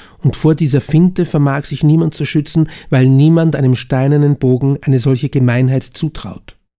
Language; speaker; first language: German; native; German